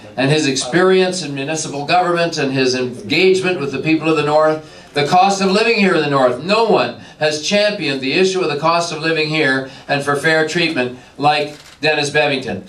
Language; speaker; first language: English; native; English